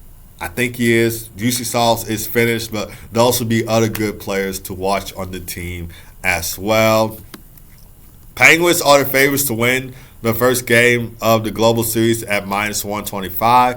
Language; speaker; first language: English; native; English